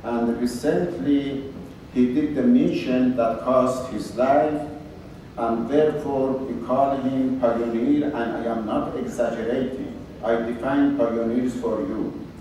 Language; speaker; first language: English; non-native, fluent; Persian